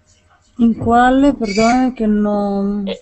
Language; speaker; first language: Spanish; non-native, learner; Portuguese